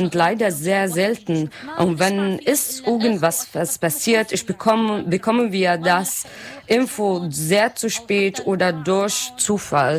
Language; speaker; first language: German; non-native, learner; Arabic